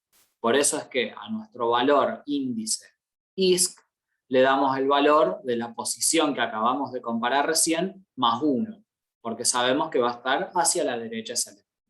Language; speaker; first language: Spanish; native; Spanish